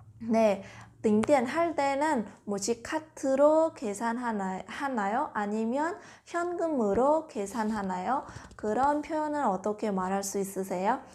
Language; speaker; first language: Korean; non-native, fluent; Vietnamese